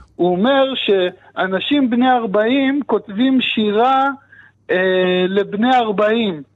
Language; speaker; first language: Hebrew; native; Hebrew